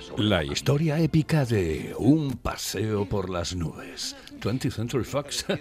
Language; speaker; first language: Spanish; native; Spanish